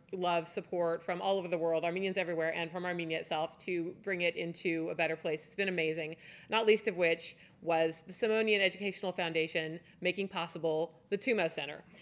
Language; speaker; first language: English; native; English